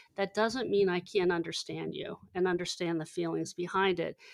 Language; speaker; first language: English; native; English